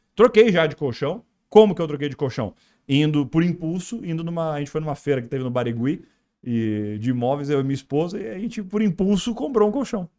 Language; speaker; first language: Portuguese; native; Portuguese